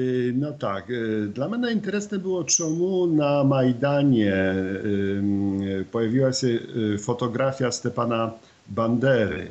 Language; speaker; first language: Polish; non-native, learner; Ukrainian